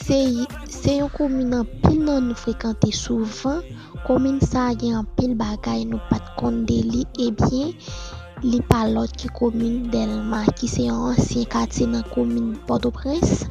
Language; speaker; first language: French; non-native, learner; Haitian Creole